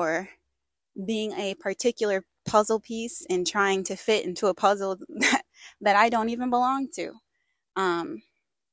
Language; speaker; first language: English; native; English